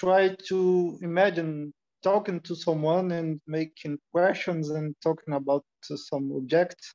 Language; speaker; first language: English; non-native, learner; Portuguese